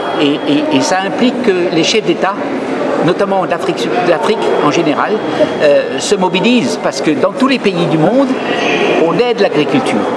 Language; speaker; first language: French; native; French